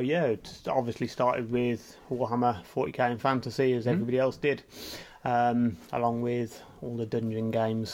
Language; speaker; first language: English; native; English